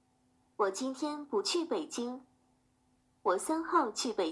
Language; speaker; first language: Chinese; non-native, learner; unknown